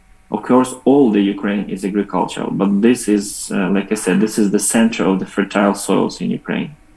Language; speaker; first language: English; non-native, fluent; Ukrainian